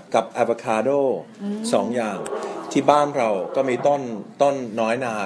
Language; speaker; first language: Thai; non-native, fluent; English